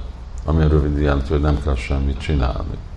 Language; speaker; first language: Hungarian; early bilingual, heritage; Hungarian